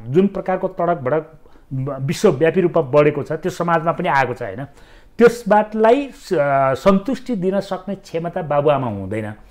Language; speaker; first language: Nepali; native; Nepali